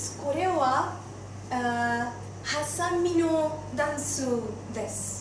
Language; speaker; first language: Japanese; non-native, learner; Spanish